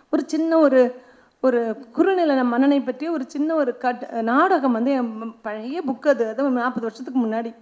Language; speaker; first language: Tamil; non-native, local second language; Malayalam